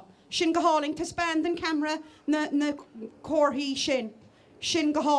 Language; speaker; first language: Irish; native; Irish